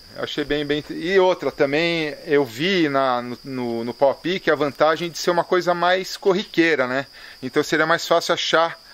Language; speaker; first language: Portuguese; native; Portuguese